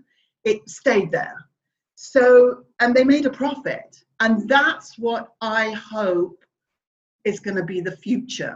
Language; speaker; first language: English; native; English